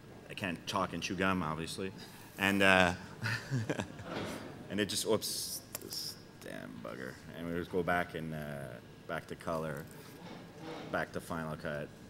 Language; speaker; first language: English; native; English